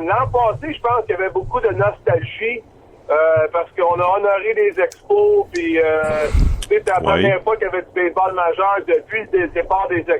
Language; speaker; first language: French; native; French